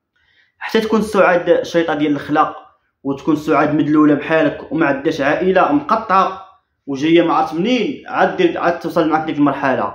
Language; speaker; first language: Arabic; native; Arabic